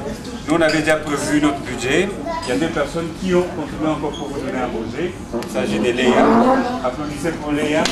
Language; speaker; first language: French; native; French